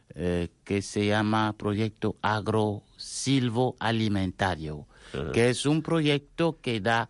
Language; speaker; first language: Spanish; non-native, fluent; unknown